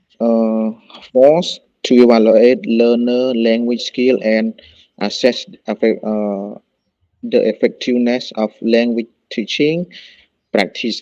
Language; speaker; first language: English; non-native, learner; Khmer